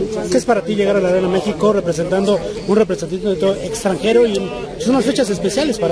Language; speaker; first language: Spanish; native; Spanish